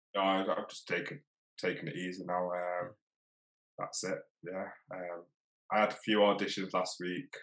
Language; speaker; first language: English; native; English